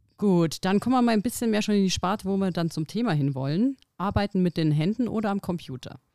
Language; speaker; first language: German; native; German